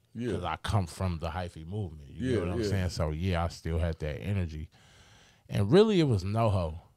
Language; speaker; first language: English; native; English